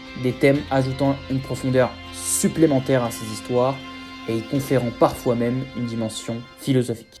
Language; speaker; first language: French; native; French